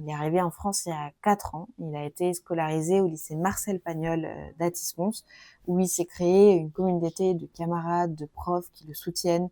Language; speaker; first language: French; native; French